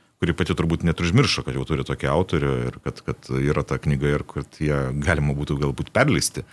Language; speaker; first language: Lithuanian; native; Lithuanian